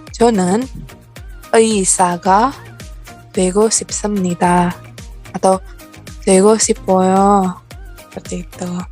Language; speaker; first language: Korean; non-native, learner; Indonesian